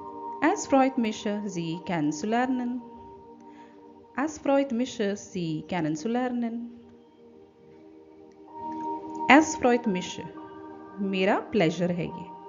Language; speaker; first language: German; non-native, fluent; Hindi